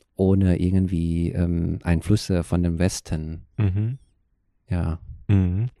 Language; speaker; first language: German; non-native, fluent; Thai